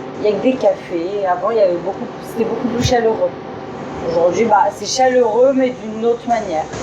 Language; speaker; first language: French; native; French